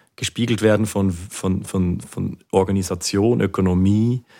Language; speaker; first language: German; native; German